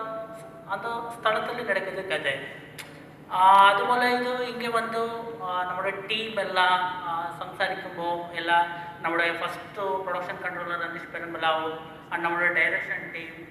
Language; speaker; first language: Malayalam; non-native, learner; Kannada